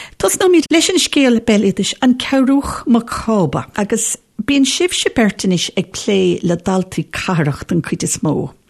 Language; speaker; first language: Irish; native; Irish